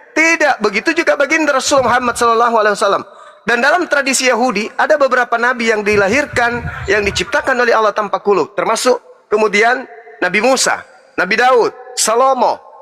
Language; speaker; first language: Indonesian; native; Indonesian